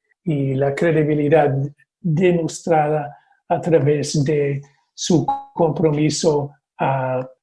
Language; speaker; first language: Spanish; non-native, fluent; English